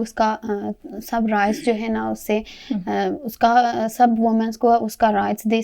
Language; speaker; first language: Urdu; non-native, learner; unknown